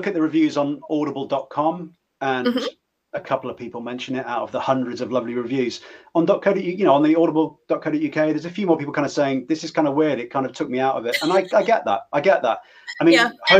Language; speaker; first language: English; native; English